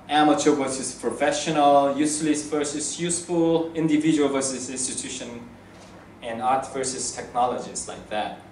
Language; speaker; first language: English; non-native, fluent; Korean